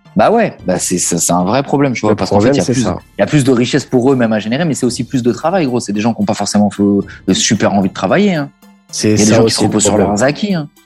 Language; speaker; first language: French; early bilingual, other home language; Italian